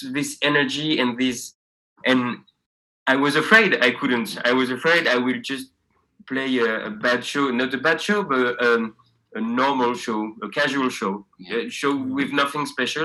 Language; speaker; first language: English; non-native, fluent; French